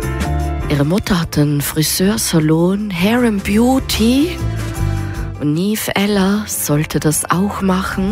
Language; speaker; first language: German; native; German